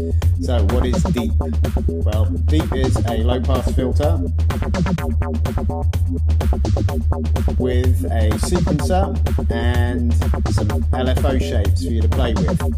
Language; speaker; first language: English; native; English